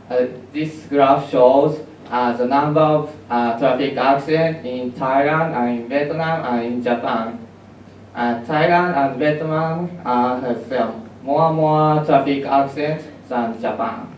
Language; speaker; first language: English; non-native, learner; Japanese